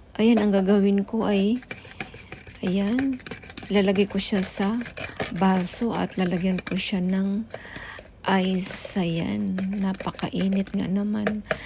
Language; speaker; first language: Filipino; non-native, local second language; Cebuano